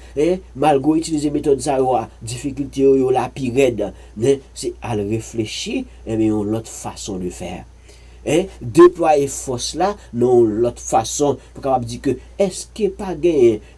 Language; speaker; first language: French; non-native, learner; Haitian Creole